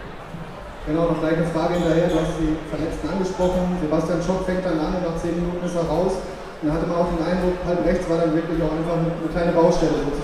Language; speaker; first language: German; native; German